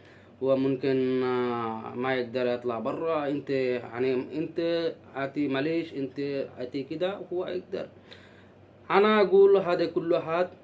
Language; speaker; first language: Arabic; non-native, learner; Bangla